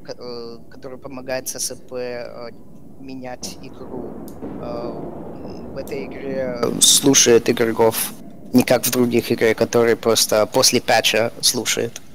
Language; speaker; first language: Russian; early bilingual, heritage; Russian